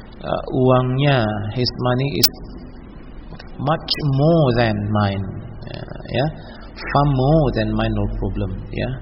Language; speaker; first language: English; non-native, local second language; Indonesian